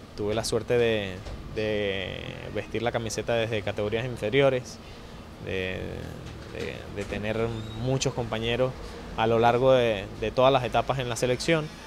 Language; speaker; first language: Spanish; native; Spanish